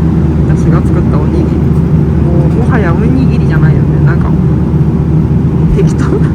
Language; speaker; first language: Japanese; native; Japanese